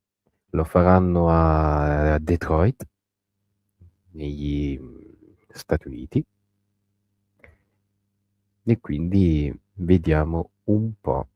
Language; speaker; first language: Italian; native; Italian